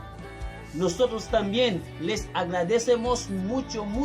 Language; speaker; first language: Spanish; non-native, fluent; Haitian Creole